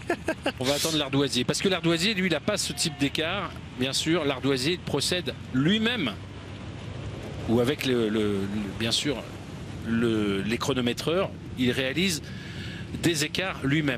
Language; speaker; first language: French; native; French